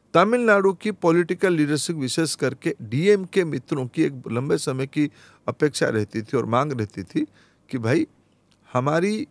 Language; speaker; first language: Hindi; non-native, local second language; Odia